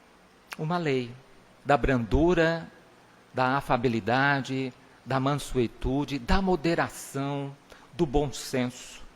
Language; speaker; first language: Portuguese; native; Portuguese